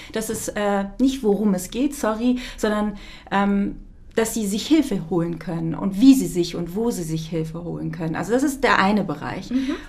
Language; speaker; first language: German; early bilingual, other home language; Kurdish